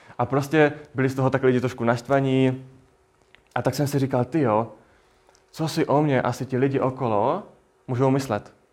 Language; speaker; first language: Czech; native; Czech